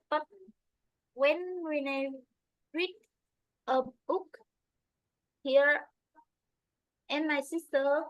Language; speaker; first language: English; non-native, learner; Vietnamese